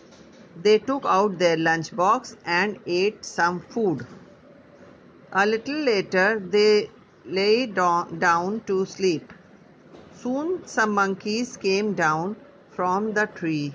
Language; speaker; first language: English; non-native, local second language; Hindi